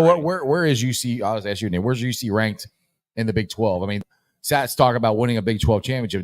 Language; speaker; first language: English; native; English